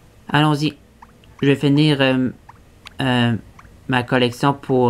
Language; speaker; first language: French; native; French